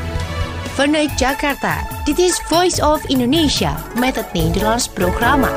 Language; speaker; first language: Dutch; non-native, fluent; Indonesian